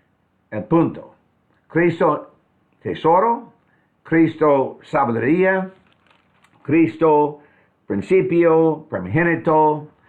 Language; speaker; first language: Spanish; non-native, fluent; English